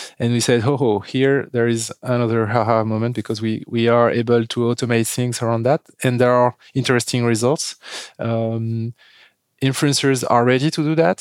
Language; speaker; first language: English; non-native, fluent; French